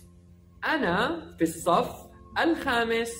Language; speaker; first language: Arabic; early bilingual, heritage; Arabic